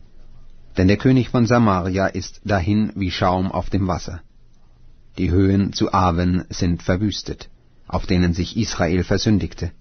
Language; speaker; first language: German; native; German